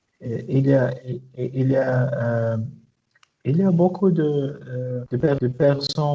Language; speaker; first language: French; non-native, learner; Arabic